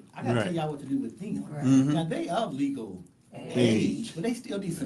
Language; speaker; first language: English; native; English